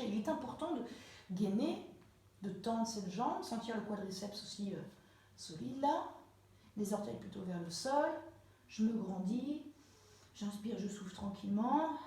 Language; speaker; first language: French; native; French